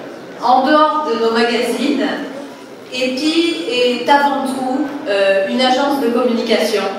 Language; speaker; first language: French; native; French